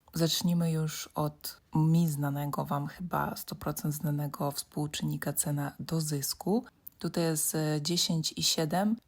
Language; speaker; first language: Polish; non-native, fluent; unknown